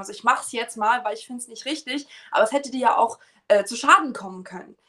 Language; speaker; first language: German; native; German